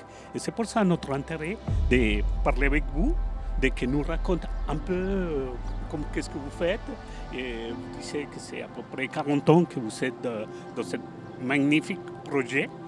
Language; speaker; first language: French; non-native, fluent; Spanish